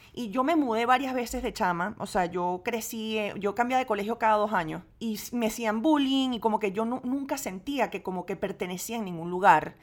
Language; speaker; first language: Spanish; native; Spanish